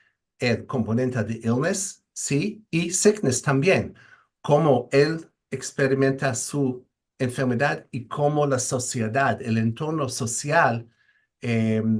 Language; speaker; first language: Spanish; non-native, fluent; English